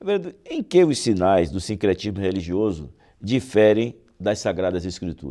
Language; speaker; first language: Portuguese; native; Portuguese